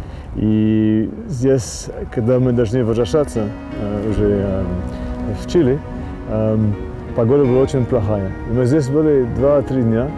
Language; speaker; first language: Russian; early bilingual, heritage; Russian